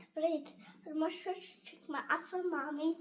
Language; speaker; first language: Albanian; early bilingual, heritage; Albanian